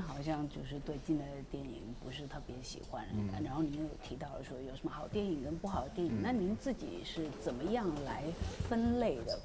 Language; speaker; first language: Chinese; native; Chinese